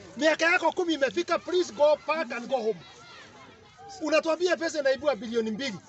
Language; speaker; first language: Swahili; non-native, local second language; Kikuyu